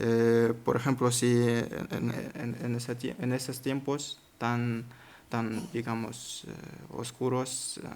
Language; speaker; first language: Spanish; non-native, learner; Kazakh